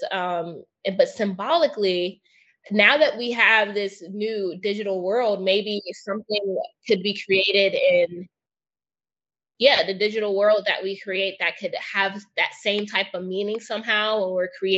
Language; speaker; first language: English; native; English